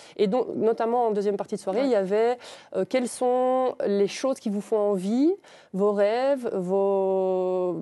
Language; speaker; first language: French; native; French